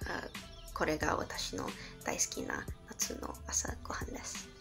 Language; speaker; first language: Japanese; non-native, learner; English